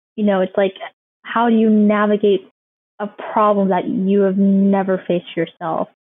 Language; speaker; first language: English; native; English